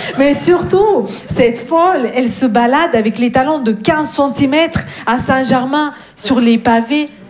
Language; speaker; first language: French; non-native, fluent; Russian